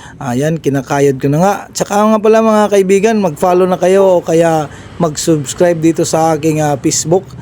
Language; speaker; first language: Filipino; non-native, local second language; Cebuano